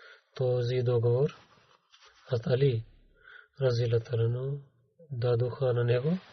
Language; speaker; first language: Bulgarian; non-native, learner; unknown